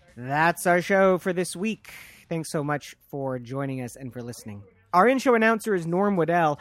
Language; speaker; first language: English; native; English